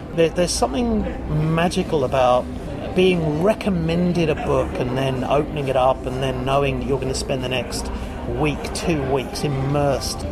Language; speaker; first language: English; native; English